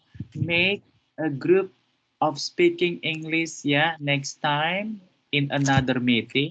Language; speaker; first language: English; non-native, fluent; Indonesian